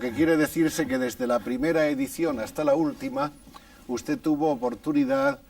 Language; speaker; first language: Spanish; native; Spanish